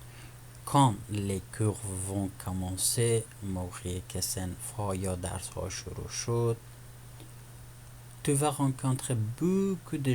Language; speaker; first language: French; non-native, fluent; Persian